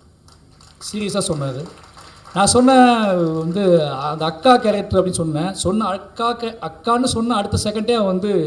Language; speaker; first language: Tamil; native; Tamil